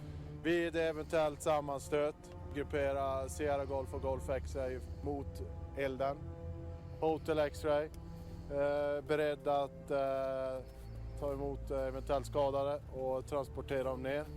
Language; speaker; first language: Swedish; native; Swedish